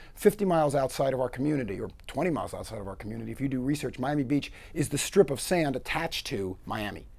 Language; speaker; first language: English; native; English